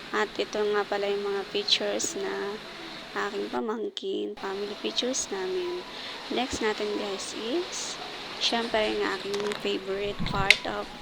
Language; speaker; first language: Filipino; native; Filipino